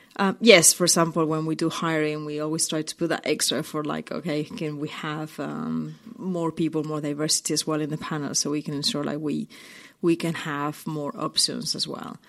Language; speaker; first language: English; non-native, fluent; Spanish